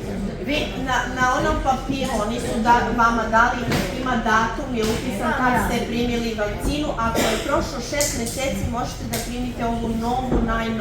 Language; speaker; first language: Bosnian; native; Bosnian